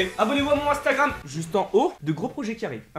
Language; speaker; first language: French; native; French